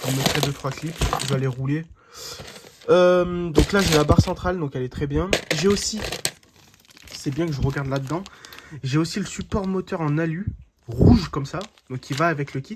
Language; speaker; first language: French; native; French